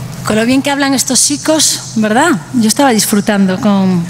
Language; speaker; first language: Spanish; native; Spanish